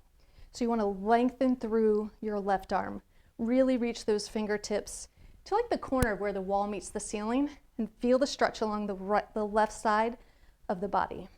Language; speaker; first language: English; native; English